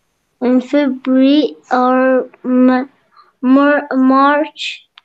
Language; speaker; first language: English; non-native, learner; Arabic